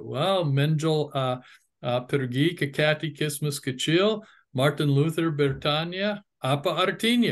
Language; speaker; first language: Indonesian; non-native, fluent; English